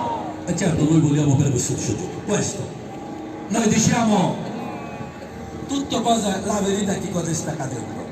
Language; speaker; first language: Italian; non-native, fluent; Bangla